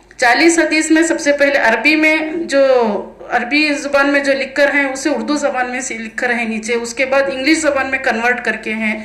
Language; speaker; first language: Urdu; native; Urdu